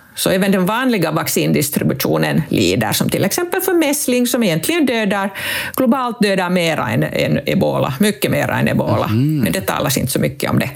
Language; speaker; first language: Swedish; non-native, local second language; Finnish